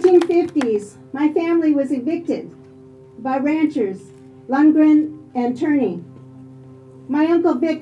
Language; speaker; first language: English; native; English